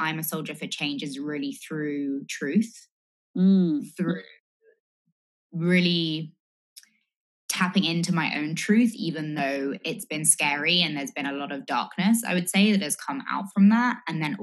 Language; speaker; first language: English; native; English